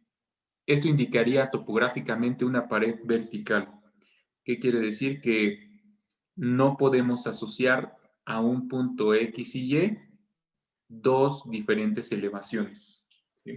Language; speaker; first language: Spanish; native; Spanish